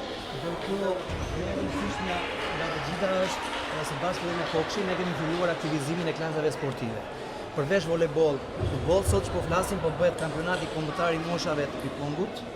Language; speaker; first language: Albanian; native; Albanian